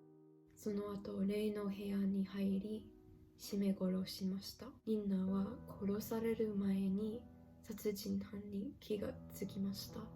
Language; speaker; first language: Japanese; non-native, learner; English